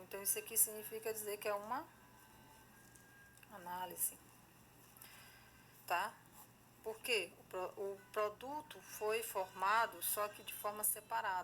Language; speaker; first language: Portuguese; native; Portuguese